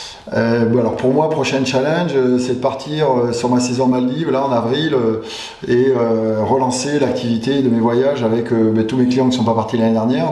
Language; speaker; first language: French; native; French